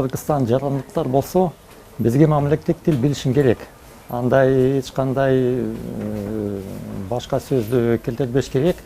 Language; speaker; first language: Kyrgyz; non-native, learner; Russian